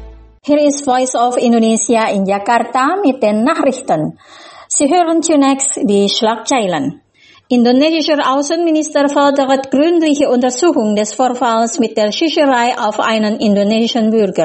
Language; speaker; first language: German; non-native, fluent; Indonesian